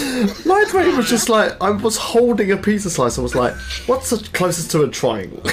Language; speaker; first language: English; native; English